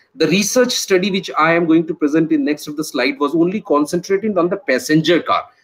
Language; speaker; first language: English; non-native, local second language; Hindi